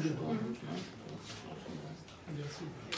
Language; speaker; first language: Russian; non-native, learner; Serbian